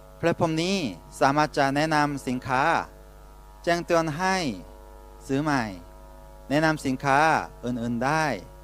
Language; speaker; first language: Thai; non-native, fluent; Korean